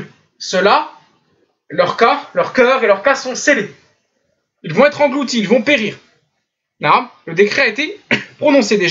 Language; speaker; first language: French; native; French